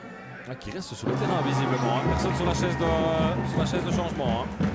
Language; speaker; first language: French; native; French